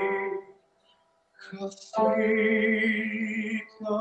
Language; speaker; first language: Greek; early bilingual, heritage; Greek